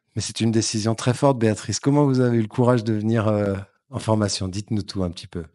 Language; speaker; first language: French; native; French